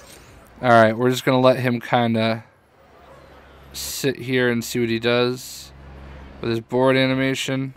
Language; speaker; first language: English; native; English